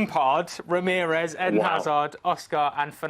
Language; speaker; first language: English; native; English